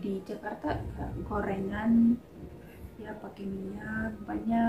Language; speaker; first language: Indonesian; non-native, fluent; Russian